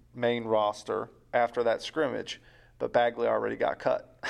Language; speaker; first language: English; native; English